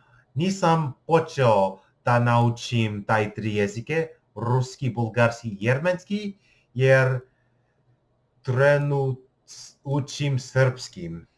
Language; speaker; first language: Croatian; non-native, learner; English